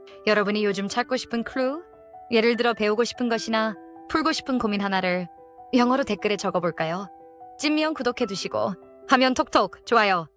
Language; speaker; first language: Korean; native; Korean